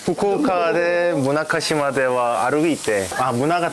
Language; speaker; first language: Japanese; non-native, learner; Korean